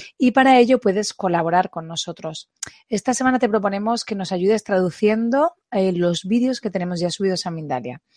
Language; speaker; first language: Spanish; native; Spanish